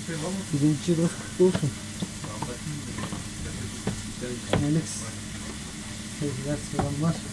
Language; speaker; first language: French; non-native, learner; Turkish